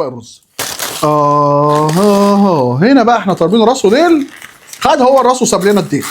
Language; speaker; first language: Arabic; native; Arabic